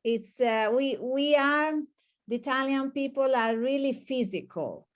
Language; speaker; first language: English; non-native, fluent; Italian